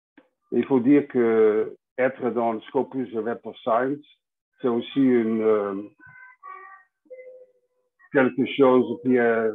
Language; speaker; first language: French; non-native, fluent; Dutch